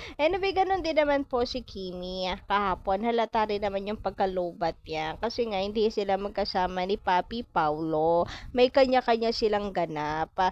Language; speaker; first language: Filipino; non-native, local second language; Bikol